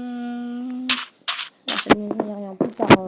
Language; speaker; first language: French; native; French